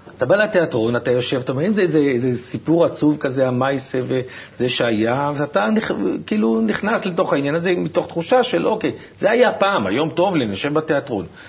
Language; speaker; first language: Hebrew; native; Hebrew